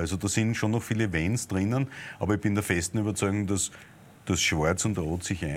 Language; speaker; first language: German; native; German